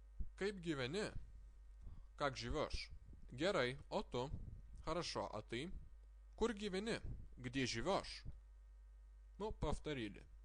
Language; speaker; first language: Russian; non-native, fluent; Lithuanian